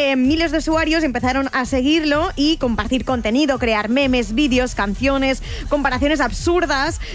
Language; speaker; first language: Spanish; native; Spanish